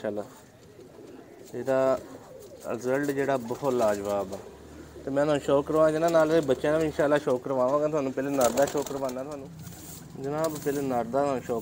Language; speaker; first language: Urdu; non-native, local second language; Punjabi